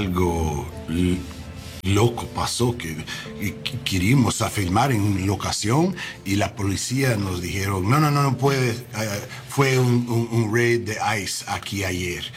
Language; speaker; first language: Spanish; non-native, learner; English